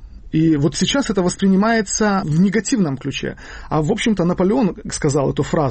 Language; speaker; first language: Russian; native; Russian